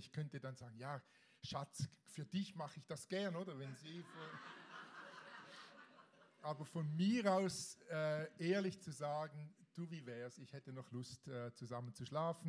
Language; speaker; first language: German; native; German